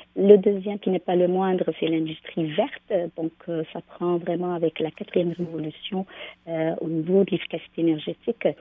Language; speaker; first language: French; non-native, local second language; Arabic